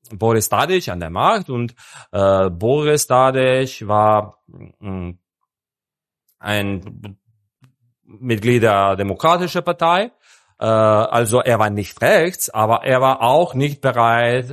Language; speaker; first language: German; non-native, fluent; Serbian